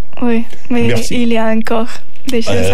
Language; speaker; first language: French; non-native, learner; Spanish